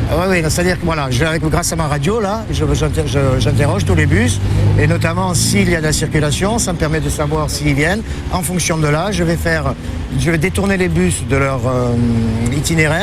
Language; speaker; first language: French; native; French